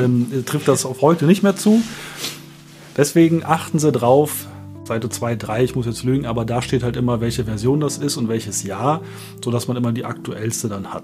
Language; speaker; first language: German; native; German